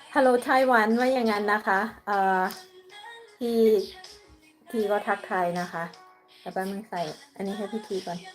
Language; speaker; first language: Thai; native; Thai